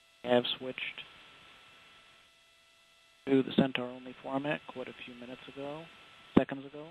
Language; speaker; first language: English; native; English